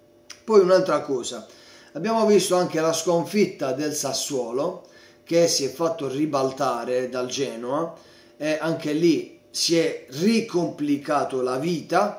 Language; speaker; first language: Italian; native; Italian